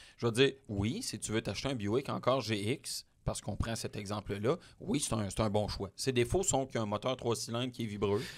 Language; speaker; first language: French; native; French